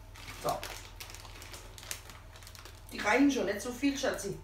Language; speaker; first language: German; native; German